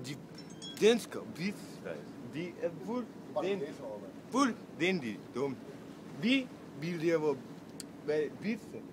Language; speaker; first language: Danish; non-native, learner; Arabic